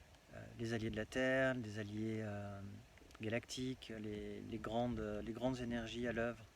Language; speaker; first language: French; native; French